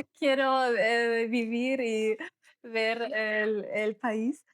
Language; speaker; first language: Spanish; non-native, learner; German